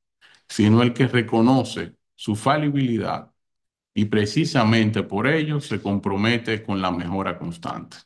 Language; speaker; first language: Spanish; native; Spanish